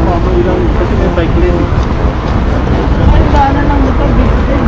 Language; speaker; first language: Filipino; non-native, local second language; Cebuano